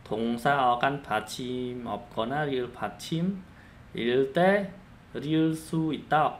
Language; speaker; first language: Korean; non-native, fluent; Khmer